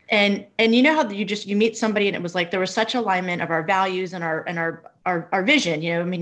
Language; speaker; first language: English; native; English